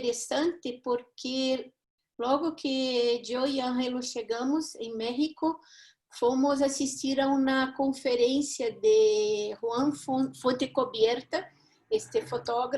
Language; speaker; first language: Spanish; non-native, fluent; Portuguese